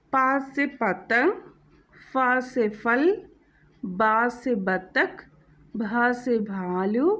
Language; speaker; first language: Hindi; non-native, local second language; Malayalam